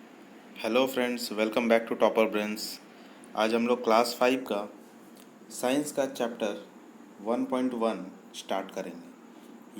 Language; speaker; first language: Hindi; native; Hindi